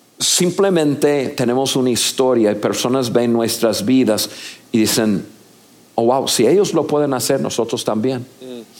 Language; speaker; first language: Spanish; non-native, fluent; English